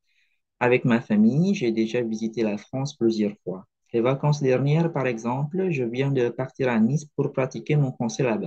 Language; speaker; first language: French; non-native, fluent; Indonesian